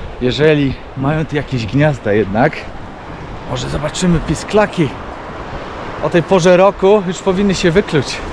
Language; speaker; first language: Polish; native; Polish